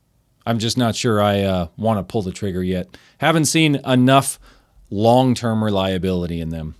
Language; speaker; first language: English; native; English